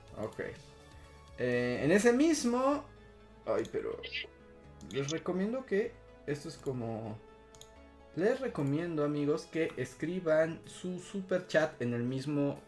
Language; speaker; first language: Spanish; native; Spanish